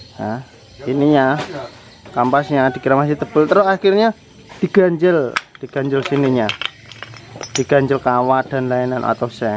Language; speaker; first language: Indonesian; native; Indonesian